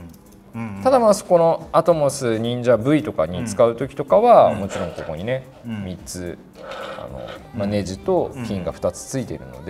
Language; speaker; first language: Japanese; native; Japanese